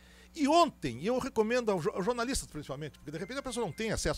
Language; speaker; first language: Portuguese; native; Portuguese